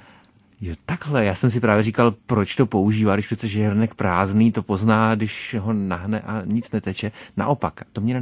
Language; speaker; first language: Czech; native; Czech